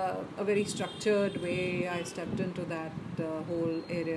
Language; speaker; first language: English; non-native, local second language; Malayalam